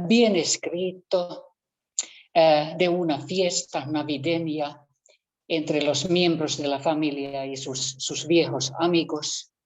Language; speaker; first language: Spanish; non-native, fluent; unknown